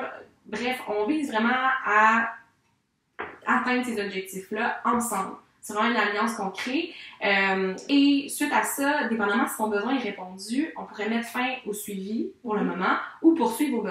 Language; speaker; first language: French; native; French